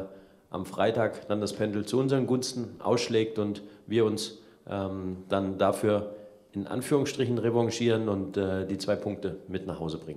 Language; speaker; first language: German; native; German